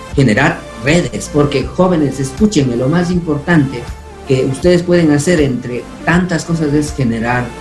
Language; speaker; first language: Spanish; non-native, local second language; Quechua